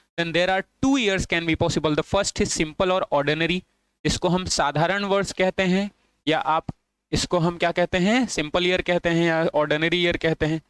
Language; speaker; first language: Hindi; native; Hindi